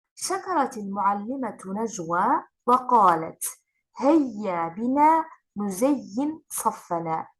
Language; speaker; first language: Arabic; non-native, fluent; Turkish